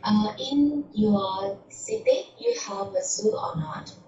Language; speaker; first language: English; non-native, learner; Thai